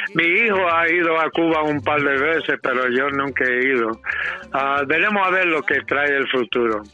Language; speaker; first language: Spanish; non-native, fluent; English